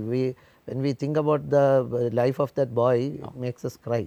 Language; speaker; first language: English; non-native, local second language; Malayalam